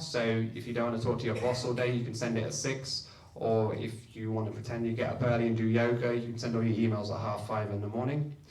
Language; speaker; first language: English; native; English